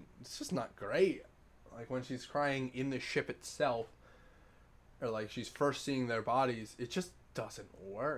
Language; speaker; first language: English; native; English